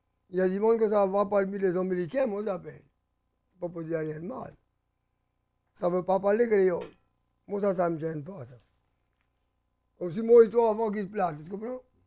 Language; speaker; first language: French; early bilingual, heritage; French